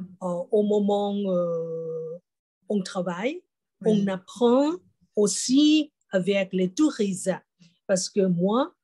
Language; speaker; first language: French; non-native, fluent; Thai